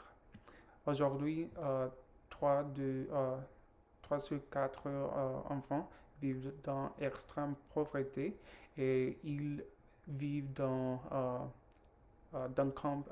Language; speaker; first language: French; non-native, learner; Spanish